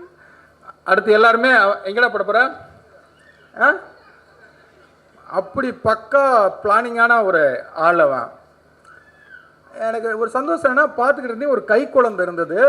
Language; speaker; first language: Tamil; native; Tamil